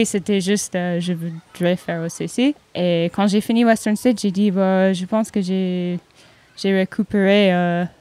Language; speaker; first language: French; non-native, fluent; English